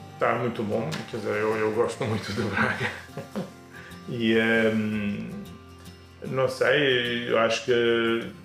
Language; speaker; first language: Portuguese; non-native, fluent; Turkish